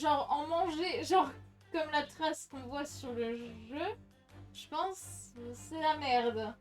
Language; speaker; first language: French; native; French